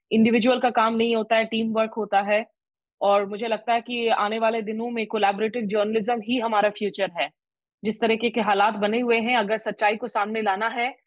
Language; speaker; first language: Hindi; native; Hindi